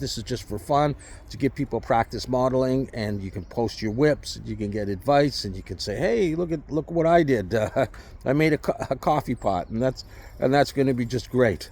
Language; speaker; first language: English; native; English